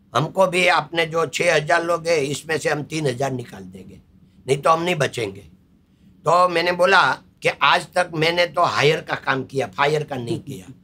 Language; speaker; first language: Hindi; non-native, local second language; Gujarati